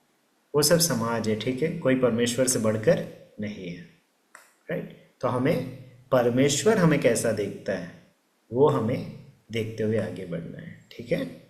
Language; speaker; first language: Hindi; native; Hindi